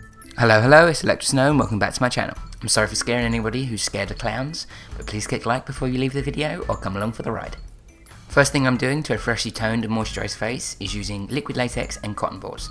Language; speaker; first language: English; native; English